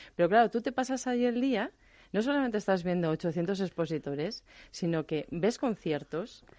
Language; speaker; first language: Spanish; non-native, fluent; German